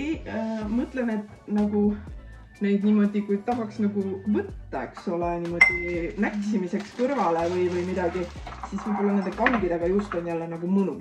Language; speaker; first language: Estonian; native; Estonian